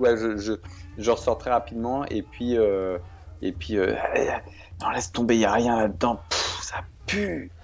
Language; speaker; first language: French; native; French